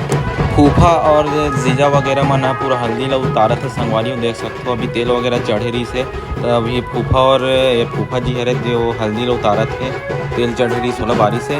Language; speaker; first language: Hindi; non-native, local second language; Chhattisgarhi